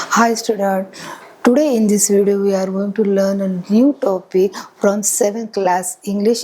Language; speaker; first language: English; non-native, local second language; Marathi